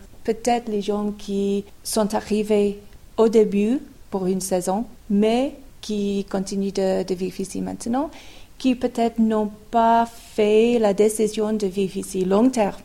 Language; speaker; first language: French; non-native, fluent; English